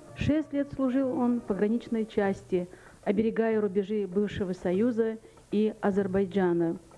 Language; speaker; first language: Russian; non-native, local second language; Lezghian